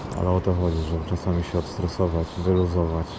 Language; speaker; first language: Polish; native; Polish